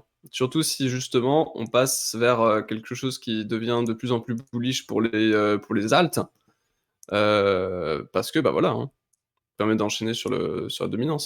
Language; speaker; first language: French; native; French